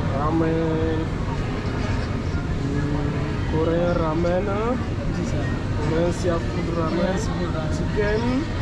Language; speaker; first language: English; non-native, fluent; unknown